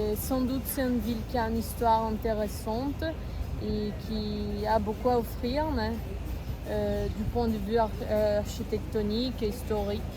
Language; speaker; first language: French; non-native, fluent; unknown